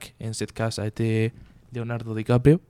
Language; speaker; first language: French; non-native, learner; Spanish